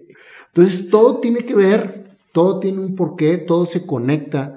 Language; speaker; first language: Spanish; native; Spanish